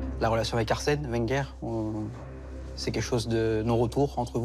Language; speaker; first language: French; native; French